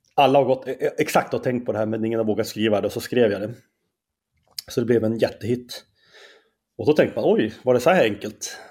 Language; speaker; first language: Swedish; native; Swedish